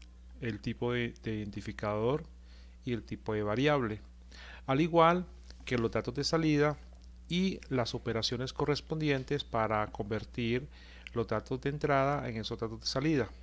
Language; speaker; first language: Spanish; native; Spanish